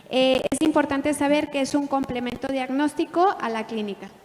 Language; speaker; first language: Spanish; native; Spanish